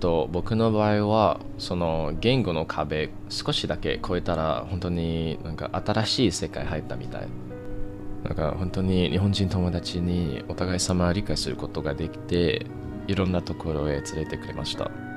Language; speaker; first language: Japanese; non-native, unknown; Chinese